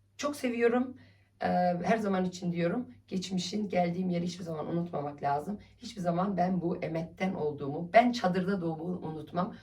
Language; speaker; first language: Turkish; early bilingual, heritage; Turkish